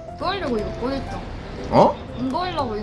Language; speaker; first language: Korean; native; Korean